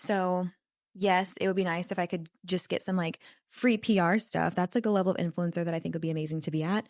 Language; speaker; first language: English; native; English